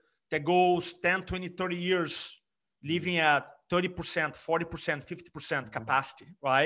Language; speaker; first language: English; non-native, fluent; Portuguese